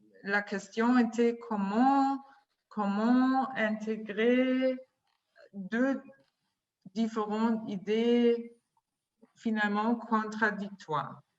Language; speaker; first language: French; non-native, fluent; German